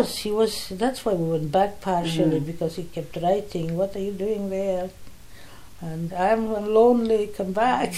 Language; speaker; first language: English; non-native, fluent; Polish